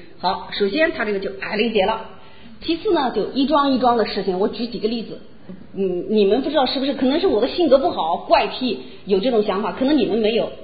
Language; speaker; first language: Chinese; native; Chinese